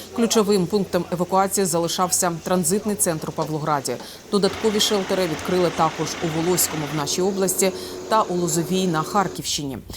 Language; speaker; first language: Ukrainian; native; Ukrainian